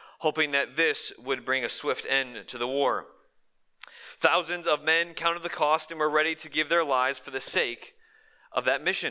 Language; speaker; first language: English; native; English